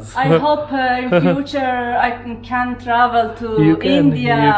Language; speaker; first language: English; non-native, learner; Persian